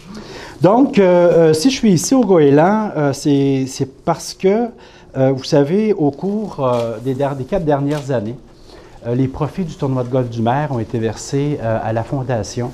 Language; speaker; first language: French; native; French